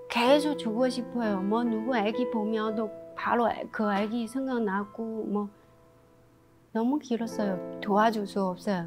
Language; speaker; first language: Korean; non-native, learner; Chinese